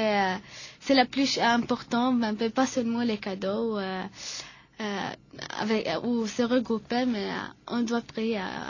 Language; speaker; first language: French; non-native, learner; Arabic